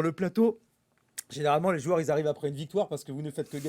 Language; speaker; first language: French; native; French